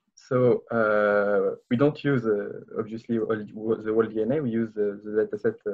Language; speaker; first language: English; non-native, learner; French